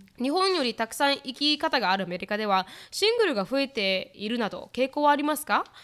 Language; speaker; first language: Japanese; native; Japanese